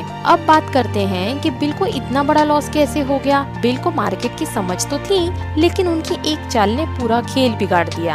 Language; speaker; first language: Hindi; native; Hindi